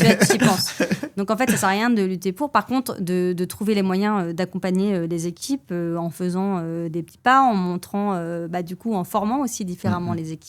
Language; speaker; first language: French; native; French